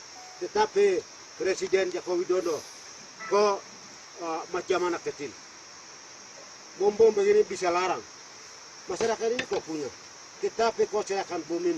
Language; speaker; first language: Indonesian; non-native, local second language; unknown